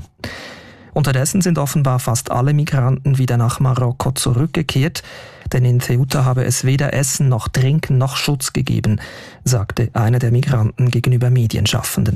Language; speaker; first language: German; native; German